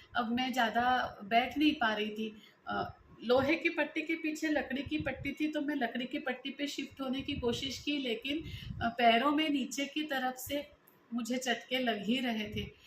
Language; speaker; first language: Hindi; non-native, local second language; Marathi